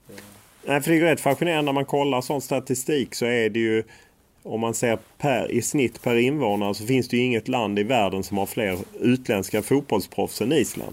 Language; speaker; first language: Swedish; native; Swedish